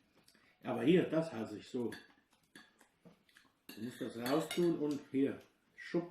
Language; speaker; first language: German; native; German